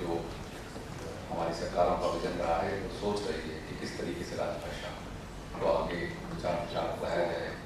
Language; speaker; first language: Hindi; native; Hindi